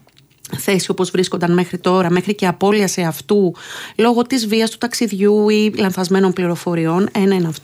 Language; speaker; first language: Greek; native; Greek